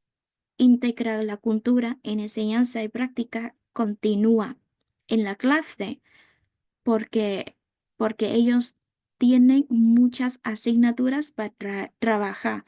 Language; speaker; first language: Spanish; non-native, fluent; Vietnamese